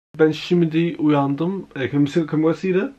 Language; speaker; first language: Turkish; early bilingual, heritage; Turkish